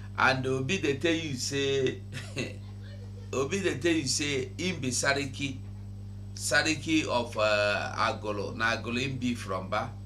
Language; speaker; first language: Nigerian Pidgin; non-native, local second language; Igbo